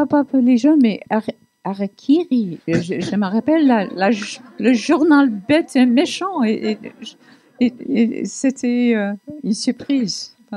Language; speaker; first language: French; non-native, fluent; English